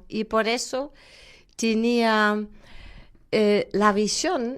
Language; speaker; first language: Spanish; non-native, fluent; German